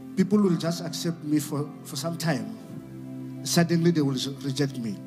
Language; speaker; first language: English; non-native, local second language; Southern Sotho